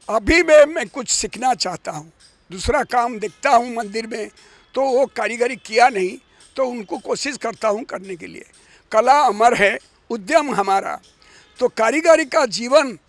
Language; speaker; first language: Hindi; non-native, local second language; Odia